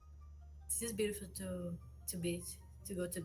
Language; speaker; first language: English; non-native, learner; Portuguese